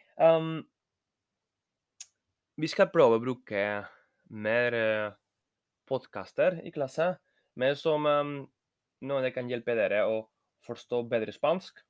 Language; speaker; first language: Norwegian; non-native, learner; Spanish